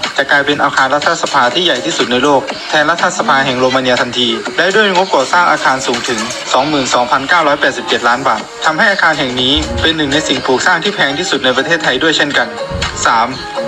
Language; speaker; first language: Thai; native; Thai